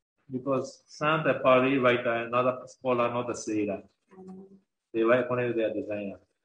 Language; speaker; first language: English; non-native, learner; Burmese